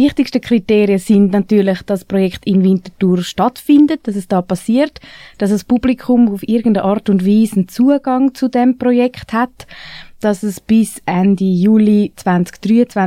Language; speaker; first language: German; native; German